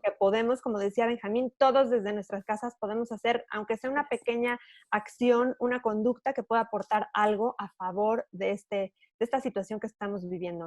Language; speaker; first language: Spanish; native; Spanish